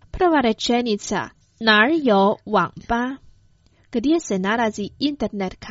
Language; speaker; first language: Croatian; non-native, fluent; Chinese